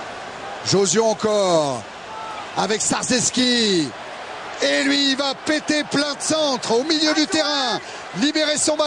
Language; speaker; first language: French; native; French